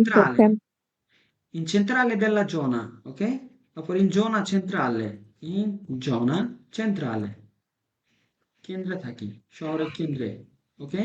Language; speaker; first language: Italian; non-native, fluent; Bangla